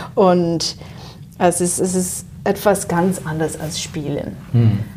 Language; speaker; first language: German; non-native, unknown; English